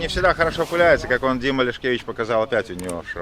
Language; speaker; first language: Russian; native; Russian